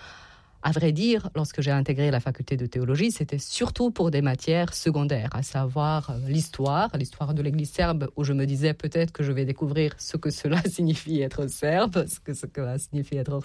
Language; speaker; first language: French; non-native, fluent; Serbian